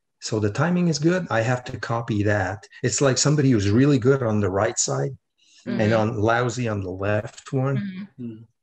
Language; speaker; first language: English; non-native, fluent; French